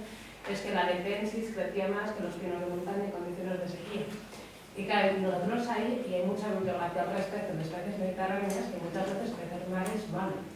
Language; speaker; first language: Spanish; native; Spanish